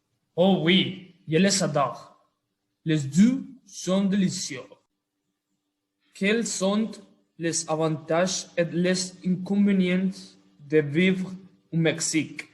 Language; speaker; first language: French; non-native, learner; Spanish